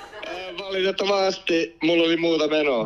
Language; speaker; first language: Finnish; native; Finnish